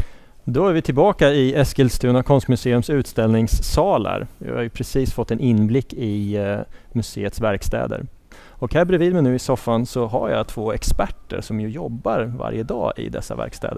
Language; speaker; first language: Swedish; native; Swedish